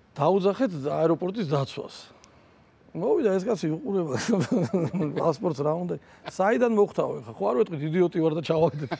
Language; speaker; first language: Georgian; native; Georgian